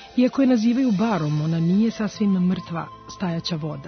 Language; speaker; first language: Serbian; native; Serbian